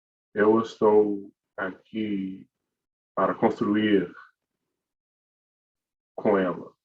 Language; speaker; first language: Portuguese; non-native, learner; English